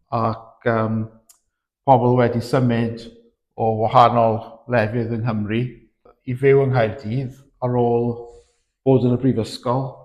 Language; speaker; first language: Welsh; native; Welsh